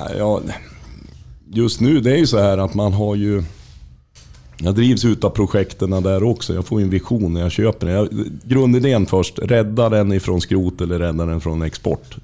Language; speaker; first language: Swedish; native; Swedish